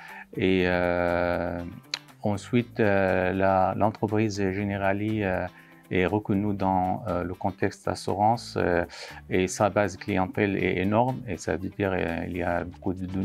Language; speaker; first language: French; non-native, fluent; Arabic